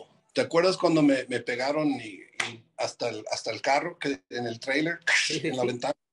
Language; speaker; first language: Spanish; non-native, fluent; English